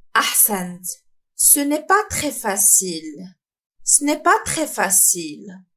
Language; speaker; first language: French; non-native, fluent; Arabic